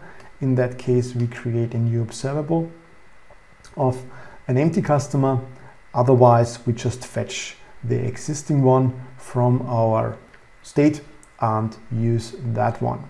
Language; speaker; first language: English; non-native, fluent; German